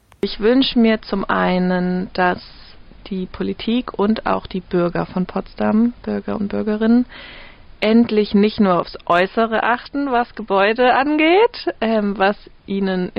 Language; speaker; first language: German; native; German